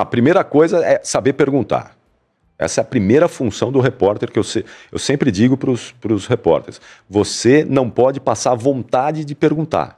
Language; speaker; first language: Portuguese; native; Portuguese